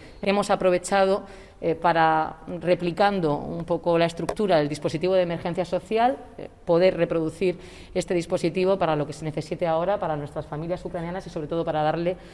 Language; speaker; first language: Spanish; native; Spanish